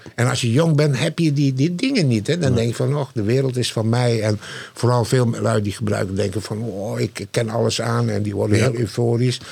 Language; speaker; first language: Dutch; non-native, fluent; Malay